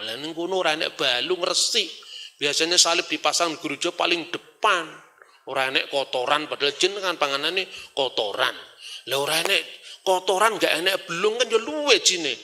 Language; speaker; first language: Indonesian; non-native, local second language; Javanese